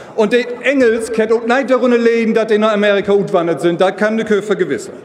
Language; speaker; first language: German; non-native, local second language; Low German